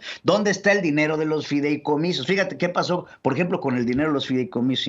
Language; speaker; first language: Spanish; native; Spanish